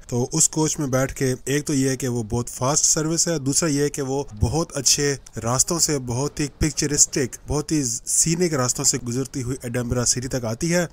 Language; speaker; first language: Urdu; native; Urdu